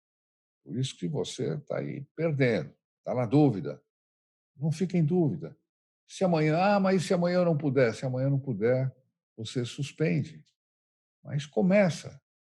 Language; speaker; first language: Portuguese; native; Portuguese